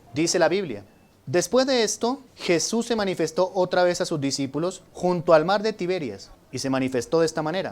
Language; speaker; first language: Spanish; native; Spanish